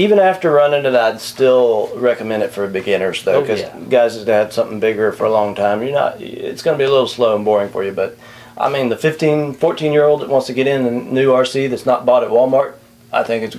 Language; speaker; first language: English; native; English